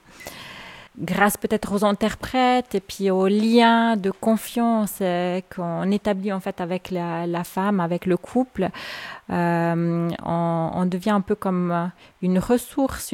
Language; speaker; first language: French; native; French